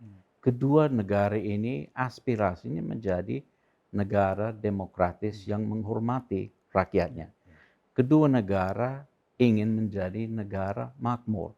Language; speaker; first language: Indonesian; non-native, fluent; English